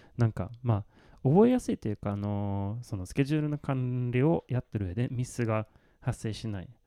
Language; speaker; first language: Japanese; non-native, fluent; Swedish